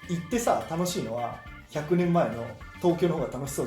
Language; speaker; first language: Japanese; native; Japanese